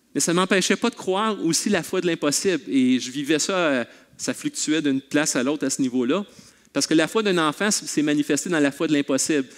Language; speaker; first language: French; native; French